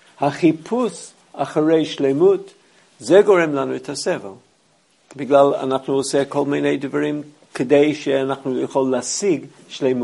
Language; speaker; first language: Hebrew; non-native, fluent; English